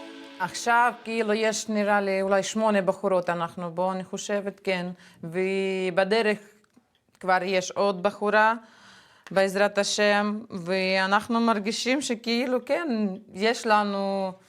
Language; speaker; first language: Hebrew; non-native, fluent; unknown